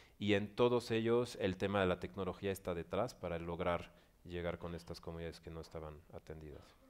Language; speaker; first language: Spanish; non-native, fluent; French